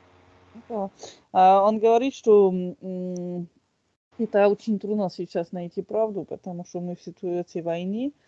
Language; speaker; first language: Russian; non-native, fluent; French